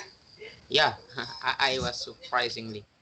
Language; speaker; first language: English; non-native, learner; Indonesian